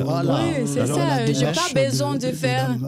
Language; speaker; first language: French; non-native, fluent; Portuguese